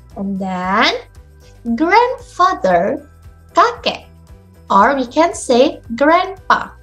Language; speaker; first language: English; non-native, fluent; Indonesian